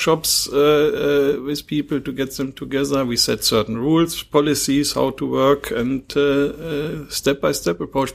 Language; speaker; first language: English; non-native, fluent; German